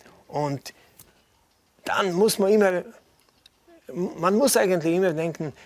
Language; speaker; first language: German; non-native, fluent; Slovenian